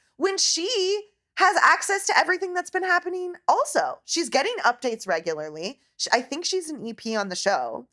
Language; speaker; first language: English; native; English